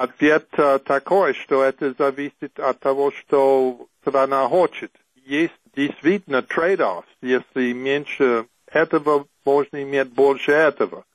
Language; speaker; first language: Russian; non-native, fluent; English